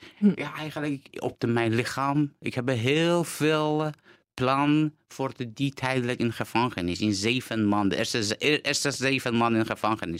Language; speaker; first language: Dutch; non-native, learner; Persian